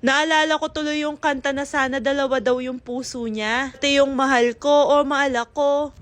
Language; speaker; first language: Filipino; non-native, local second language; Pampanga